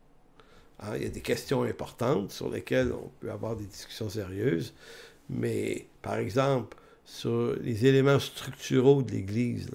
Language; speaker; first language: French; native; French